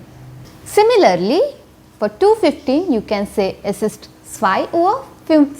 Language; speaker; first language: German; non-native, fluent; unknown